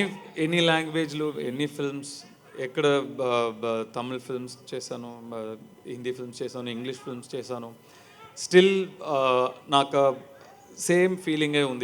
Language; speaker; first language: Telugu; non-native, learner; Tamil